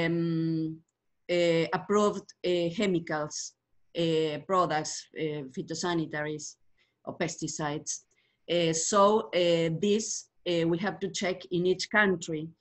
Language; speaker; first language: English; non-native, learner; Spanish